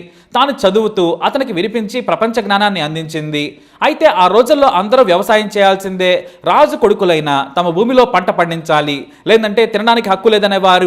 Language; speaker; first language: Telugu; native; Telugu